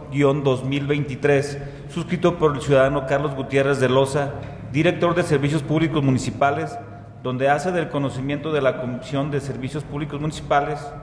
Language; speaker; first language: Spanish; native; Spanish